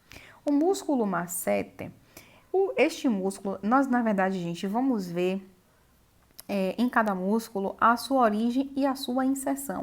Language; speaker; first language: Portuguese; native; Portuguese